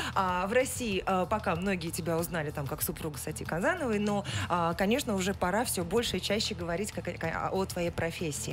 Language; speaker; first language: Russian; native; Russian